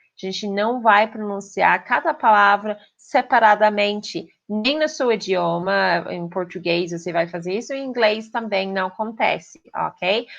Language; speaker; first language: Portuguese; non-native, fluent; English